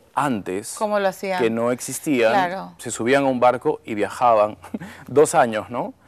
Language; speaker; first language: Spanish; native; Spanish